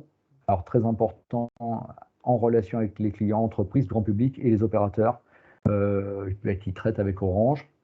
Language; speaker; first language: French; native; French